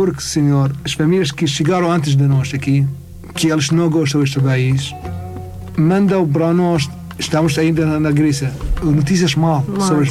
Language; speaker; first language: Portuguese; non-native, learner; Arabic